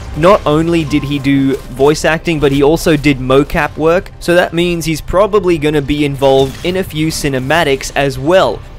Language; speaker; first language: English; native; English